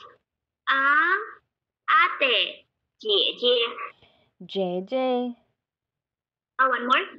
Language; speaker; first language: English; non-native, local second language; Filipino